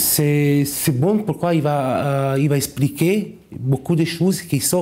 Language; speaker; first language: French; non-native, learner; Italian